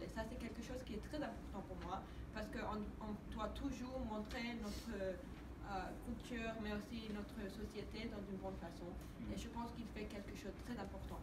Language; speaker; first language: French; non-native, learner; English